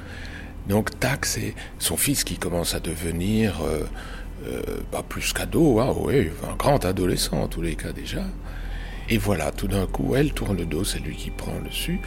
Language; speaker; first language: French; native; French